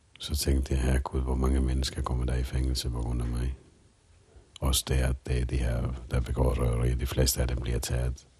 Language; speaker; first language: Danish; non-native, fluent; Finnish